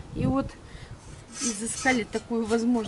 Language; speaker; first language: Russian; native; Russian